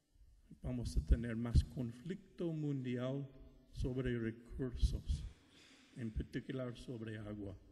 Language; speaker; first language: Spanish; non-native, fluent; English